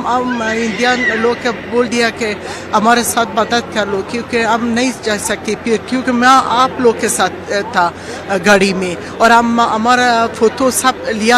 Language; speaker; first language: Hindi; non-native, learner; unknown